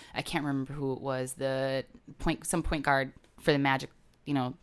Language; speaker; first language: English; native; English